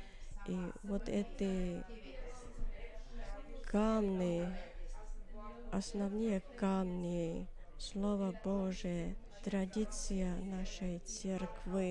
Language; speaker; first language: Russian; non-native, learner; Finnish